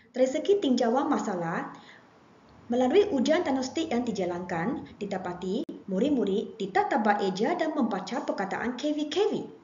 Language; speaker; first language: Malay; non-native, local second language; Chinese